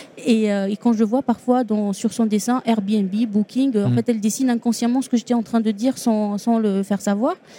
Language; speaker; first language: French; non-native, local second language; Arabic